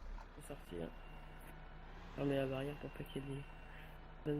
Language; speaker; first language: French; native; French